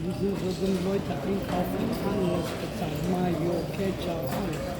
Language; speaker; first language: German; non-native, learner; Russian